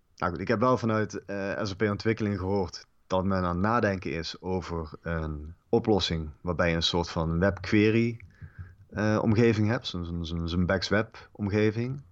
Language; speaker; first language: Dutch; native; Dutch